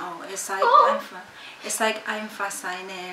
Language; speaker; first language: German; non-native, fluent; Indonesian